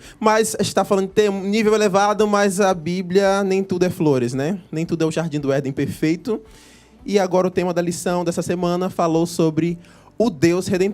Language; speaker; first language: Portuguese; native; Portuguese